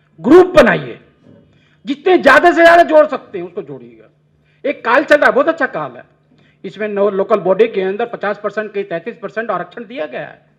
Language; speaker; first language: Hindi; native; Hindi